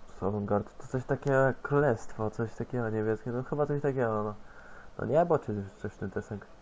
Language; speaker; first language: Polish; native; Polish